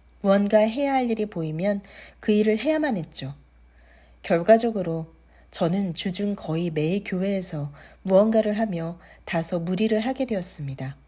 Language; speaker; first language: Korean; native; Korean